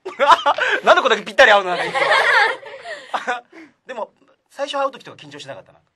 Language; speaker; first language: Japanese; native; Japanese